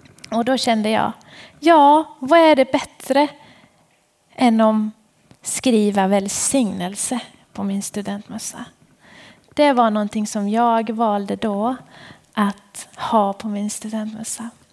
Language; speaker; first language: Swedish; non-native, fluent; Persian